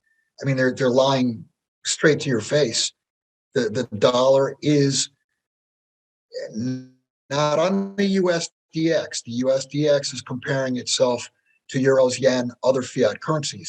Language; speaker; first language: English; native; English